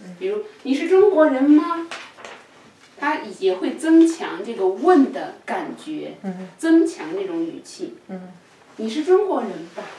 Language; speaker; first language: Chinese; native; Chinese